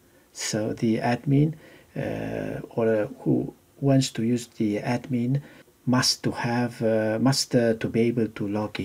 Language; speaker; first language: English; non-native, fluent; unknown